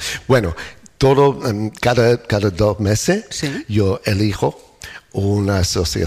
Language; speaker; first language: Spanish; non-native, learner; English